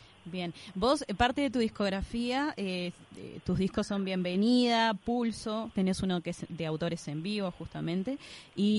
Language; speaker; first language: Spanish; native; Spanish